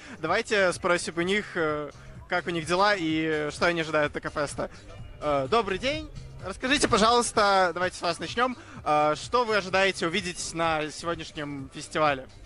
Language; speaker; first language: Russian; native; Russian